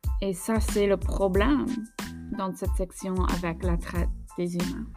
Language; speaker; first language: French; non-native, fluent; English